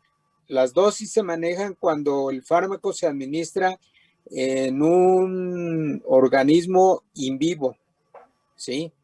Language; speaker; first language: Spanish; native; Spanish